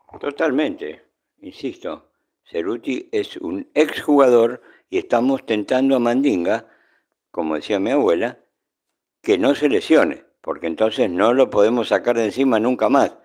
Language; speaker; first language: Spanish; native; Spanish